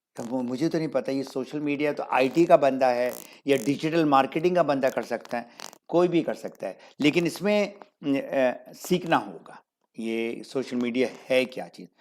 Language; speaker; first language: Urdu; native; Urdu